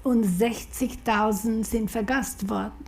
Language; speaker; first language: German; non-native, fluent; Slovak